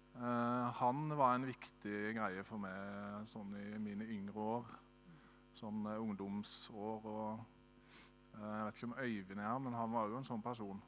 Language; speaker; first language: Norwegian; native; Norwegian